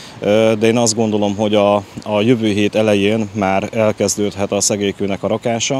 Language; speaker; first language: Hungarian; native; Hungarian